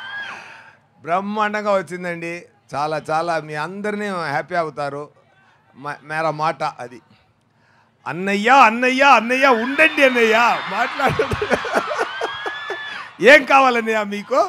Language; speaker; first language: Telugu; non-native, learner; Tamil